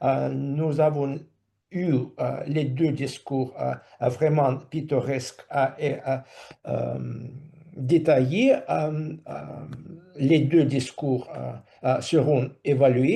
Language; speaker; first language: French; non-native, fluent; Russian